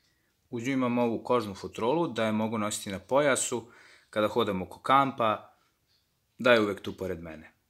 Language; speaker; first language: Serbian; native; Serbian